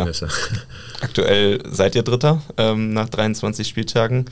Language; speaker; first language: German; native; German